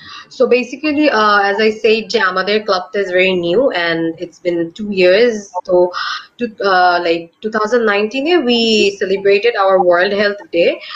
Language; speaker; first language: English; non-native, local second language; Bangla